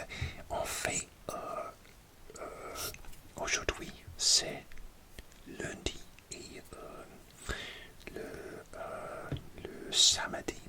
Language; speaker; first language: French; non-native, learner; English